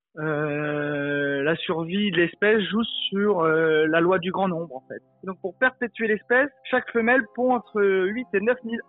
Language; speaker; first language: French; native; French